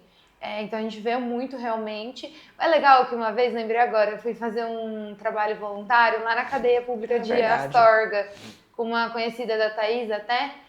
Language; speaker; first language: Portuguese; native; Portuguese